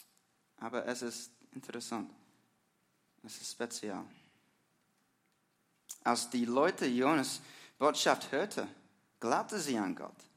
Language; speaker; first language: German; non-native, learner; English